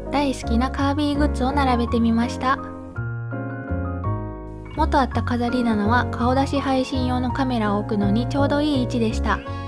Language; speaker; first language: Japanese; native; Japanese